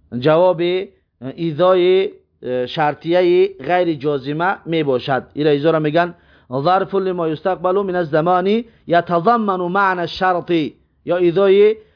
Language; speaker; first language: Persian; native; Persian